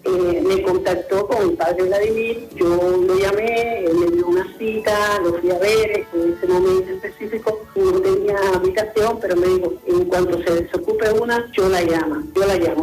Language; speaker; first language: Spanish; native; Spanish